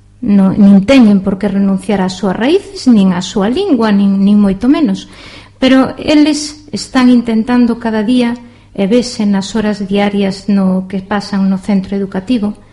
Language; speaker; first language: Galician; native; Galician